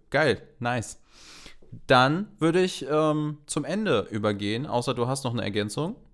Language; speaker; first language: German; native; German